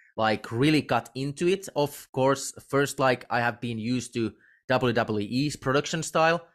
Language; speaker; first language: English; non-native, fluent; Finnish